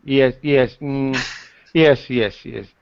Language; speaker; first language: English; non-native, learner; Spanish